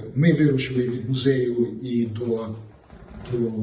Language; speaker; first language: Ukrainian; native; Ukrainian